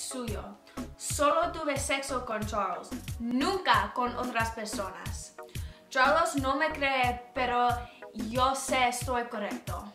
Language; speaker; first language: Spanish; non-native, learner; English